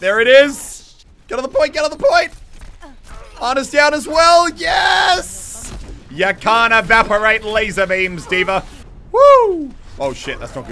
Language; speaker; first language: English; native; English